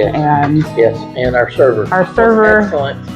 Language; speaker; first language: English; native; English